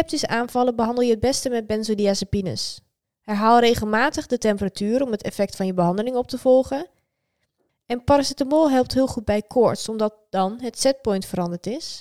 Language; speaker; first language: Dutch; native; Dutch